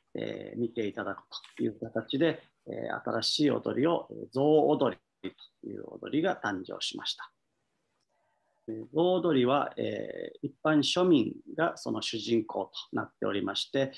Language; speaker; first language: Japanese; native; Japanese